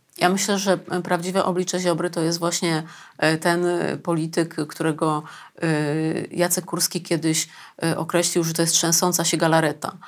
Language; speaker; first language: Polish; native; Polish